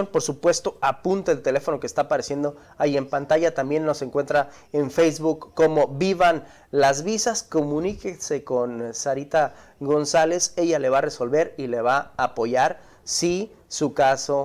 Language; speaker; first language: Spanish; native; Spanish